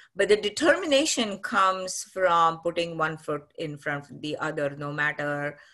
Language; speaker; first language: English; non-native, local second language; Marathi